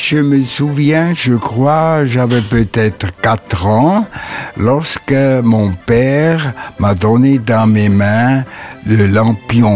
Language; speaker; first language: French; non-native, local second language; German